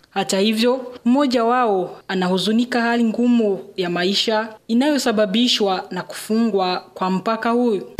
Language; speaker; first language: Swahili; non-native, local second language; Rundi